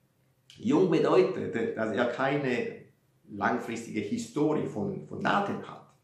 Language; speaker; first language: German; non-native, fluent; Italian